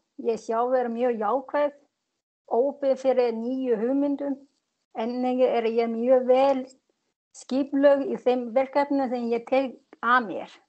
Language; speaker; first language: Icelandic; non-native, learner; Chinese